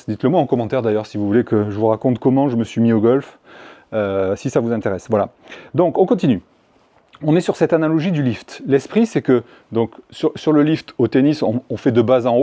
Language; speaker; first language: French; native; French